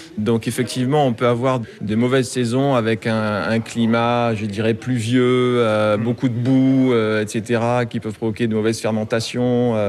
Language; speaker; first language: French; native; French